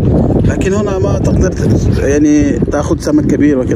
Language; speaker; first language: Arabic; non-native, learner; French